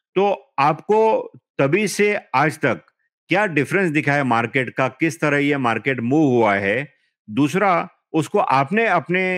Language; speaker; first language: Hindi; non-native, local second language; Marathi